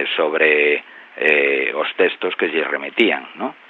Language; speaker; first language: Spanish; non-native, local second language; Galician